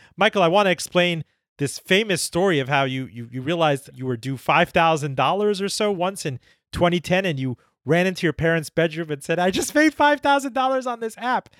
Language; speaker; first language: English; early bilingual, other home language; Persian